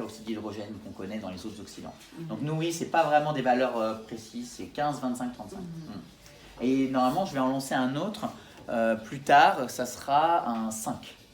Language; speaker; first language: French; native; French